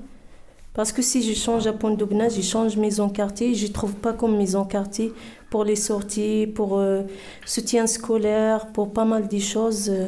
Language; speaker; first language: French; non-native, learner; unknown